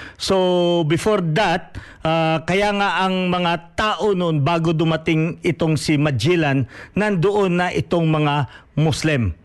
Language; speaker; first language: Filipino; non-native, local second language; Hiligaynon